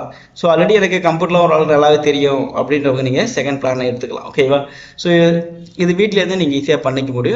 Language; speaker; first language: Tamil; native; Tamil